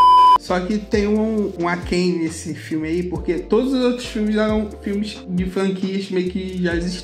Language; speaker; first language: Portuguese; native; Portuguese